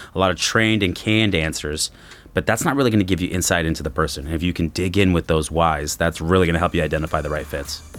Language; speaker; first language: English; native; English